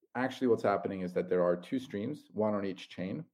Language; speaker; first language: English; non-native, fluent; Italian